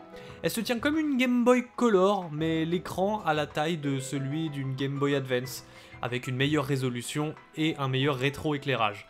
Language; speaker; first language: French; native; French